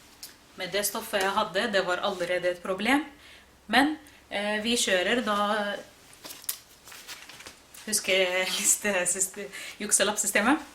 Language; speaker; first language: Norwegian; non-native, fluent; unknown